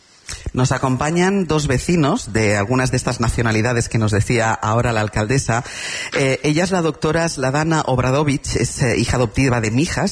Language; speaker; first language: Spanish; native; Spanish